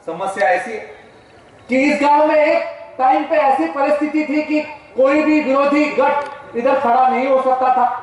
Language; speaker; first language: Hindi; non-native, local second language; Marathi